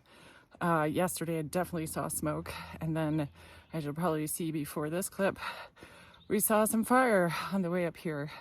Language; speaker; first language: English; native; English